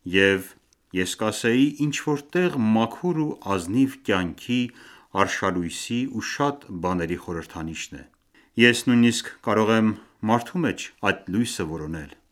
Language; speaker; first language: Armenian; early bilingual, heritage; Armenian